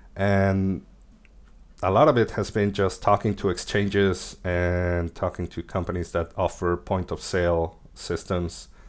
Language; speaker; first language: English; early bilingual, other home language; Spanish